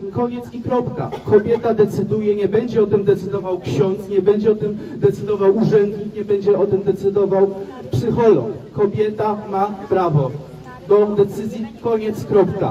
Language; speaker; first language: Polish; native; Polish